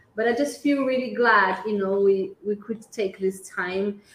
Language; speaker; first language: English; non-native, fluent; Portuguese